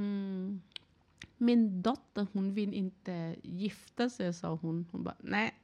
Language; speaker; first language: Swedish; non-native, learner; Thai